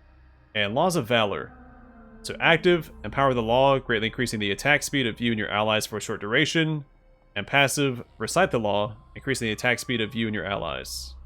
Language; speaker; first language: English; native; English